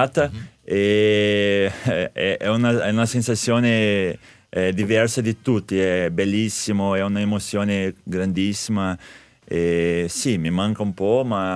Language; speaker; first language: Italian; non-native, fluent; Portuguese